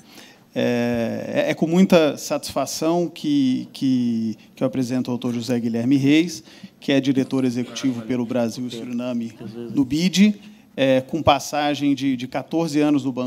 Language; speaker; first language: Portuguese; native; Portuguese